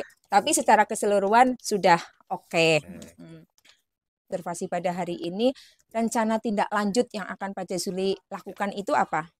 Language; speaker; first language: Indonesian; native; Indonesian